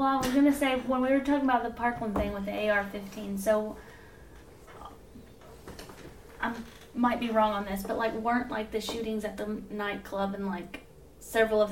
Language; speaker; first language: English; native; English